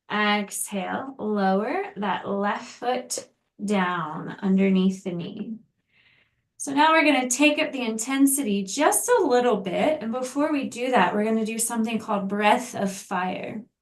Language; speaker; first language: English; native; English